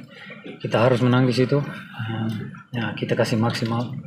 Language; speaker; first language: Indonesian; non-native, fluent; Dutch